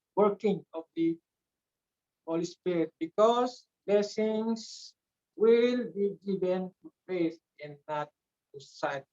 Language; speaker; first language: English; non-native, local second language; Filipino